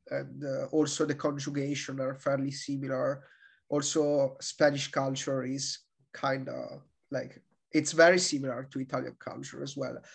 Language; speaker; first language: English; non-native, fluent; Italian